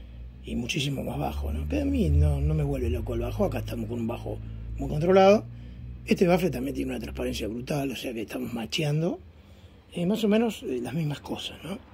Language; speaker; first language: Spanish; native; Spanish